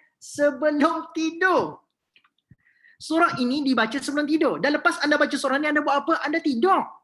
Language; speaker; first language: Malay; native; Malay